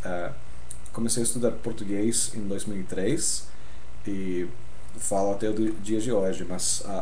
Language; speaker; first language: Portuguese; non-native, fluent; English